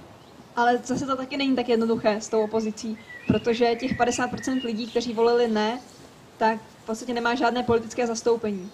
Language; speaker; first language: Czech; native; Czech